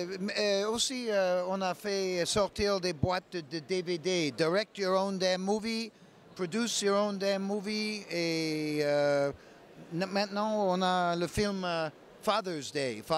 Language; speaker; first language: French; non-native, learner; English